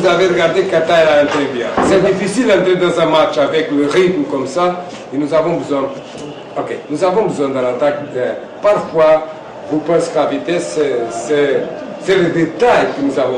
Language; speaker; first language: French; non-native, fluent; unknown